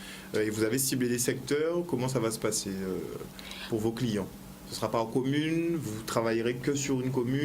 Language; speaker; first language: French; native; French